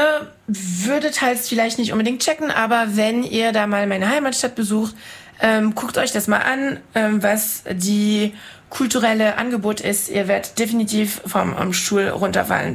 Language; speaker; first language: German; non-native, fluent; French